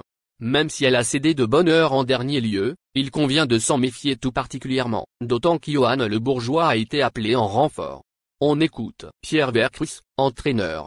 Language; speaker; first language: French; native; French